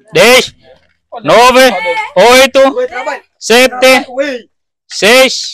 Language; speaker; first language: Portuguese; non-native, learner; Vietnamese